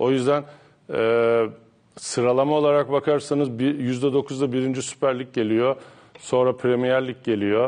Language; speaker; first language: Turkish; native; Turkish